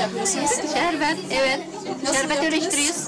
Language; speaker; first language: Turkish; native; Turkish